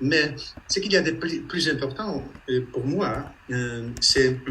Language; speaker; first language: French; non-native, fluent; Polish